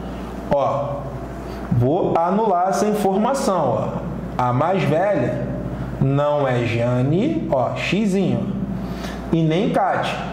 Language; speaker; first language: Portuguese; native; Portuguese